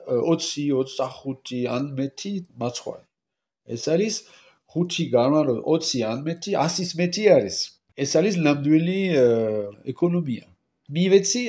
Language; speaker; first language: Georgian; non-native, learner; French